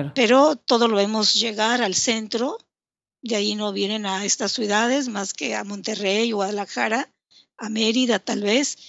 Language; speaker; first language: Spanish; native; Spanish